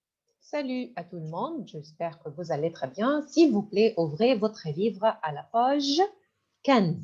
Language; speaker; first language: French; non-native, fluent; Arabic